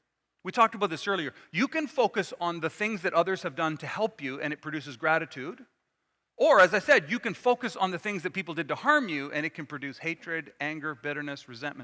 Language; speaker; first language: English; native; English